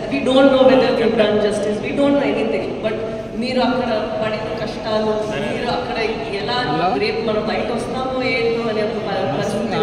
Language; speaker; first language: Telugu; non-native, local second language; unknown